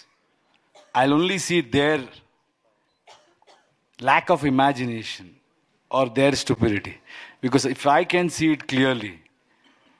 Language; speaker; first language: English; non-native, local second language; Kannada